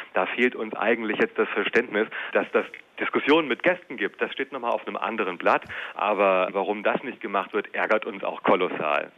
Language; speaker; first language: German; native; German